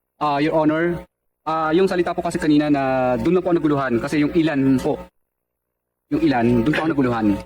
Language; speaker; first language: Filipino; non-native, local second language; Cebuano